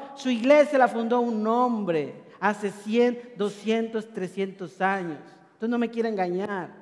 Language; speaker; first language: Spanish; native; Spanish